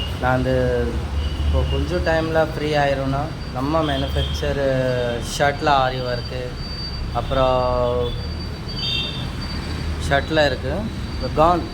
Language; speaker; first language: Tamil; non-native, local second language; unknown